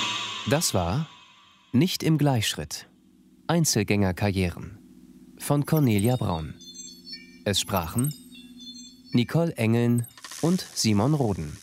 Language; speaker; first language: German; native; German